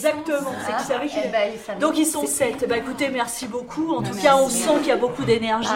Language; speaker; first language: French; native; French